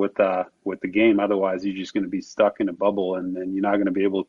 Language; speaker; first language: English; non-native, fluent; Slovak